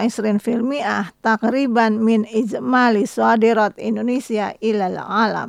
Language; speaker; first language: Arabic; non-native, learner; Indonesian